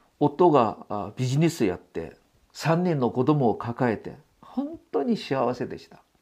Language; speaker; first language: Japanese; non-native, fluent; Korean